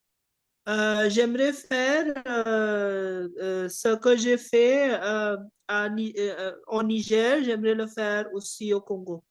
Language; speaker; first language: French; non-native, fluent; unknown